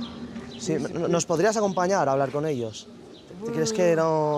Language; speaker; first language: Spanish; native; Spanish